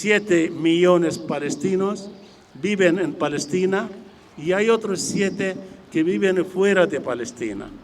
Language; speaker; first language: Spanish; non-native, fluent; Arabic